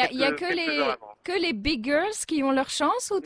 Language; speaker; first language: French; non-native, local second language; Arabic